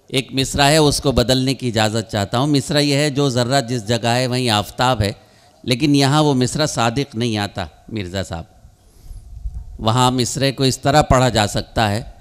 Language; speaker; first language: Urdu; native; Urdu